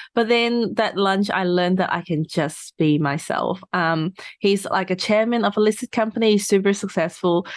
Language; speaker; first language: English; non-native, local second language; Cantonese